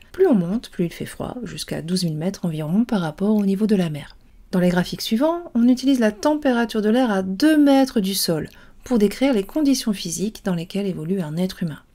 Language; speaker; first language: French; native; French